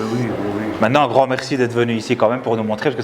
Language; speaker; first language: French; native; French